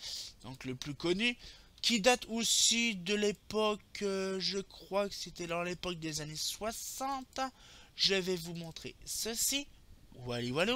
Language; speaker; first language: French; native; French